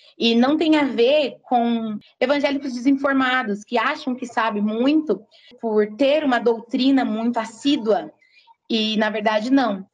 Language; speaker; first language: Portuguese; native; Portuguese